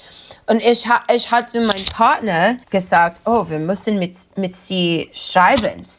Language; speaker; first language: German; non-native, learner; English